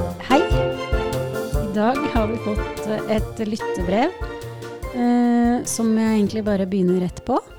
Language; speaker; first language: Norwegian; native; Norwegian